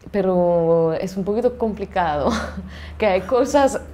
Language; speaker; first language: Spanish; non-native, learner; French